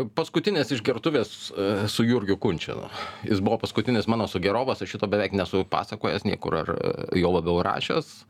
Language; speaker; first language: Lithuanian; native; Lithuanian